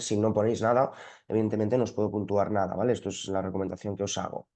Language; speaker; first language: Spanish; native; Spanish